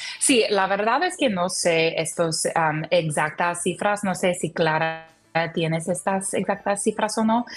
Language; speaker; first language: Spanish; non-native, learner; English